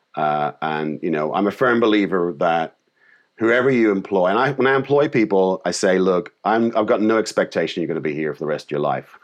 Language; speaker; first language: English; native; English